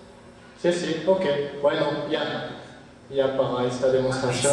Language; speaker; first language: Spanish; non-native, fluent; French